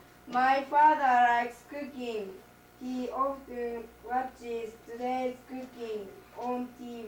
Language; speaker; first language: English; non-native, learner; Japanese